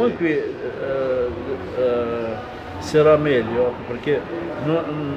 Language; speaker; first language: Italian; non-native, learner; Arabic